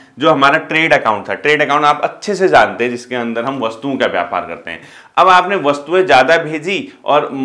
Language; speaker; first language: Hindi; native; Hindi